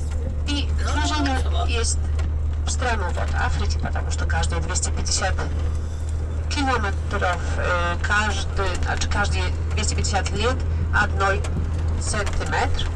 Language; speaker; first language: Russian; non-native, learner; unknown